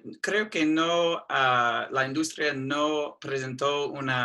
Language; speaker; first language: Spanish; non-native, fluent; English